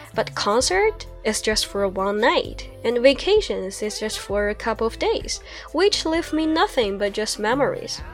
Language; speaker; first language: English; non-native, fluent; Chinese